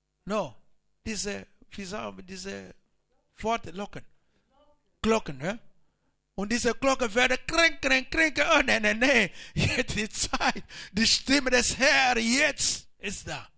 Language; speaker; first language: German; non-native, learner; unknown